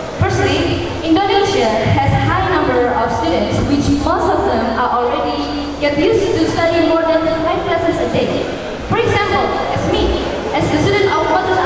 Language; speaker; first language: English; non-native, learner; Indonesian